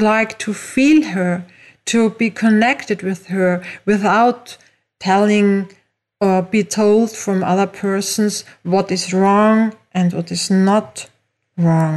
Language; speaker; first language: English; non-native, fluent; German